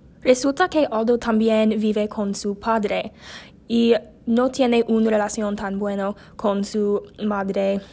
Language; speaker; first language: Spanish; non-native, learner; English